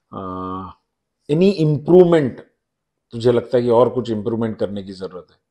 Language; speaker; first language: Hindi; non-native, local second language; Marathi